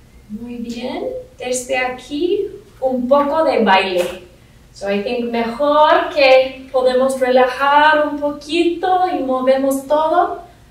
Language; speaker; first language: Spanish; non-native, learner; English